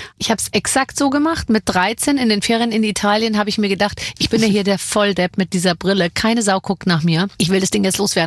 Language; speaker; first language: German; native; German